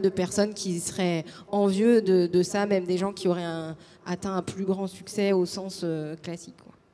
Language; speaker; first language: French; native; French